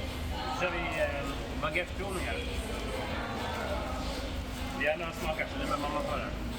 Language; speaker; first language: Swedish; native; Swedish